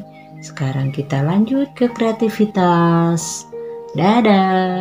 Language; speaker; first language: Indonesian; native; Indonesian